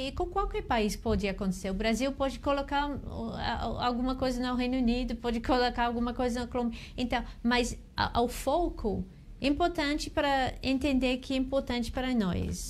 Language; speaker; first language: Portuguese; non-native, learner; English